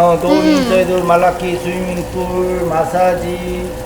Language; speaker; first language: English; non-native, learner; Korean